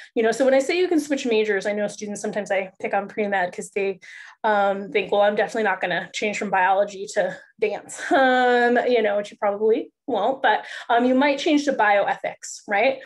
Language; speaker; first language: English; native; English